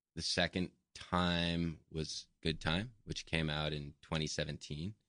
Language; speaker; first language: English; native; English